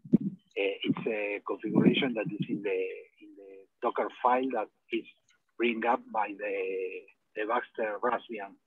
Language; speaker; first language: English; non-native, learner; Spanish